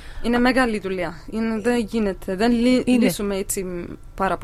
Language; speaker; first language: Greek; non-native, learner; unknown